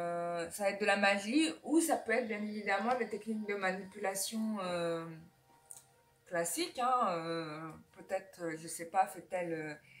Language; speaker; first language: French; native; French